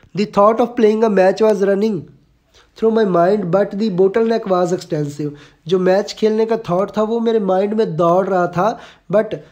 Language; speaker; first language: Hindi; non-native, local second language; Punjabi